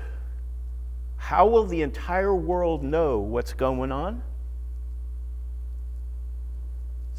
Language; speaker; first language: English; native; English